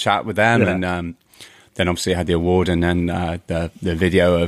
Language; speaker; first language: English; native; English